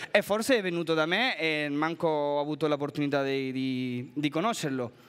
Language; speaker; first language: Italian; non-native, fluent; Spanish